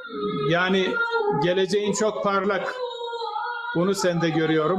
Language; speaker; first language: Turkish; native; Turkish